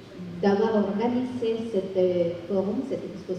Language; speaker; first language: French; non-native, fluent; Spanish